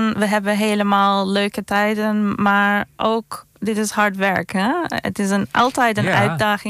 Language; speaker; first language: Dutch; non-native, fluent; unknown